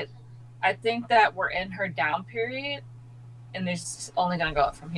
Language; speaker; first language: English; native; English